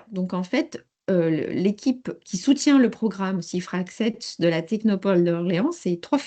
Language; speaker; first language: French; native; French